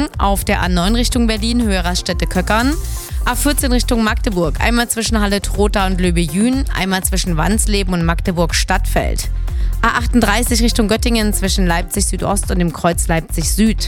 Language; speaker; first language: German; native; German